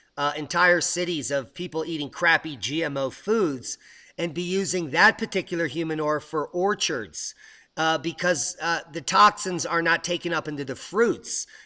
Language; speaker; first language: English; native; English